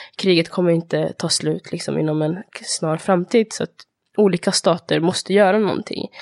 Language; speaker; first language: Swedish; early bilingual, other home language; Somali